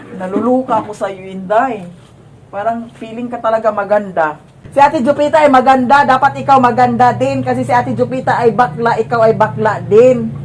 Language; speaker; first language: Filipino; non-native, local second language; Cebuano